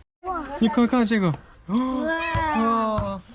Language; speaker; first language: Chinese; non-native, learner; Korean